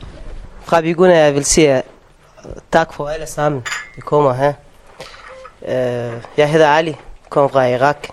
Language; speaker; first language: Danish; non-native, learner; Arabic